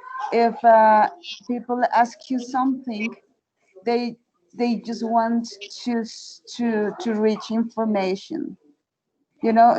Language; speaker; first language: English; non-native, fluent; Spanish